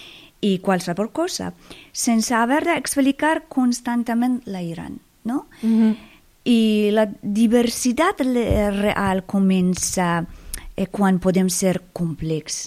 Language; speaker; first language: Catalan; non-native, fluent; Persian